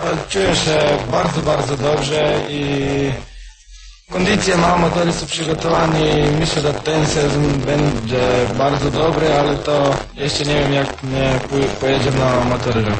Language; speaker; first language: Polish; non-native, learner; Croatian